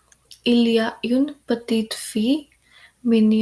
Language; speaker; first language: French; non-native, learner; Hindi